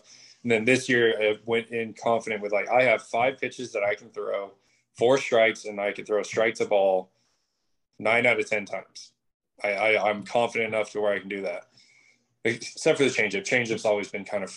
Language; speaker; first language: English; native; English